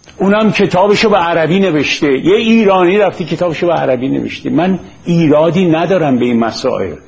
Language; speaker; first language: Persian; native; Persian